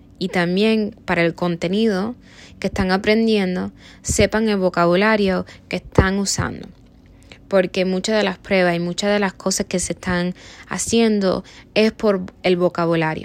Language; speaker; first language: Spanish; early bilingual, heritage; Spanish